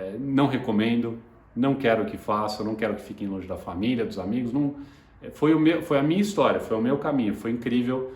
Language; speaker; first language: Portuguese; native; Portuguese